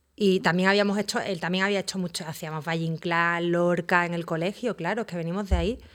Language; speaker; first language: Spanish; native; Spanish